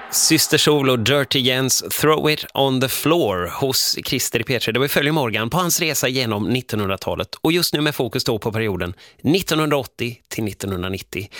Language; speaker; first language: Swedish; native; Swedish